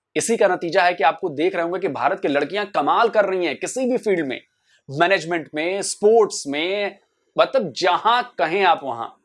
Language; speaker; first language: Hindi; native; Hindi